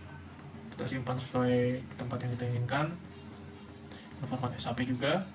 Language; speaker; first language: Indonesian; native; Indonesian